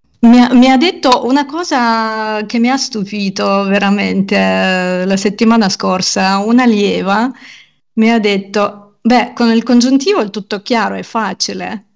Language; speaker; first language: Italian; non-native, fluent; Ukrainian